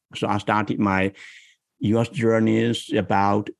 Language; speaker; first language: English; non-native, fluent; Chinese